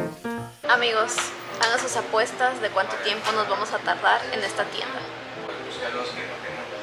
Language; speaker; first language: Spanish; native; Spanish